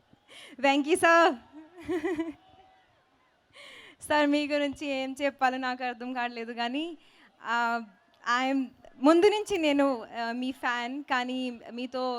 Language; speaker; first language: Telugu; non-native, local second language; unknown